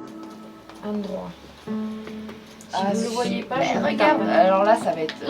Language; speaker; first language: French; native; French